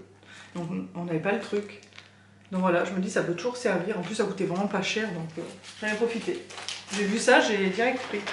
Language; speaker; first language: French; native; French